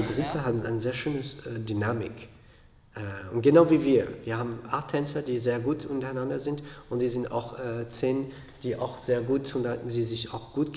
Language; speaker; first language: German; non-native, fluent; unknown